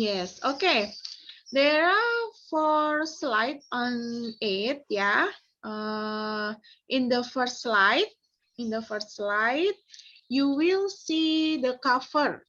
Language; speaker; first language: English; non-native, fluent; Indonesian